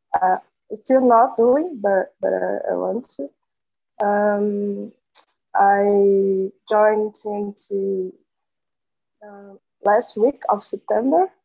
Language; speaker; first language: English; non-native, learner; Portuguese